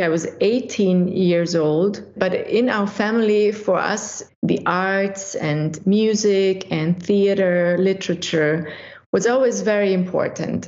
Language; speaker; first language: English; non-native, fluent; German